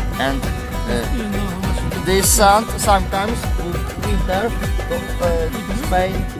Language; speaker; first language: English; non-native, learner; Polish